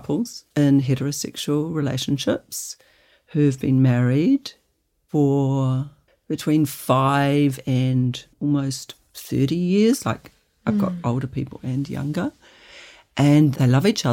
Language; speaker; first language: English; native; English